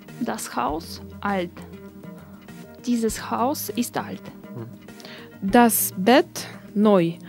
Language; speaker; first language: German; non-native, learner; Russian